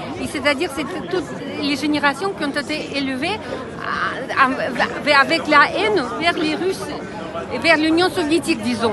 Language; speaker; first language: French; non-native, fluent; Russian